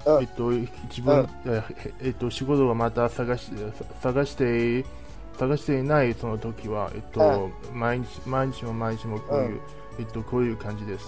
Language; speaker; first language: Japanese; non-native, learner; Chinese